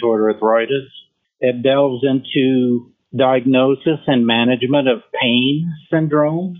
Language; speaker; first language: English; early bilingual, other home language; French